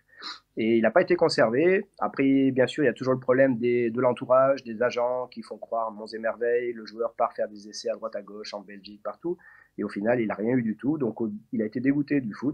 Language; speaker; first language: French; native; French